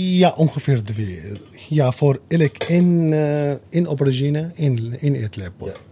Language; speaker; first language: Dutch; non-native, learner; Arabic